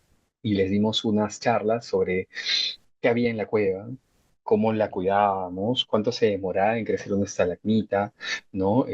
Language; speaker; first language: Spanish; native; Spanish